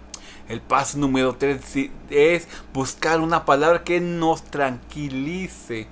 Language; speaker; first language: Spanish; early bilingual, heritage; Spanish